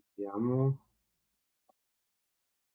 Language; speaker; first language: Italian; non-native, learner; English